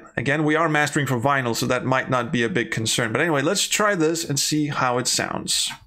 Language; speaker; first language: English; non-native, fluent; Danish